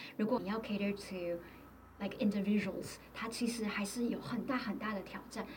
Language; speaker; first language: Chinese; native; Chinese